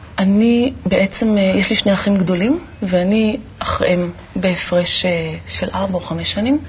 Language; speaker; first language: Hebrew; native; Hebrew